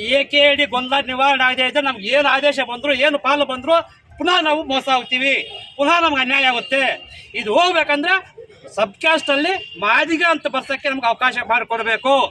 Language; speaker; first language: Kannada; native; Kannada